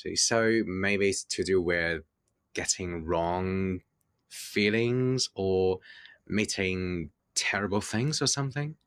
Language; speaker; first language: English; non-native, fluent; Chinese